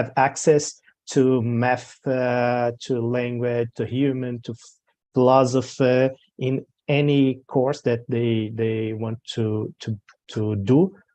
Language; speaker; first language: English; non-native, learner; Portuguese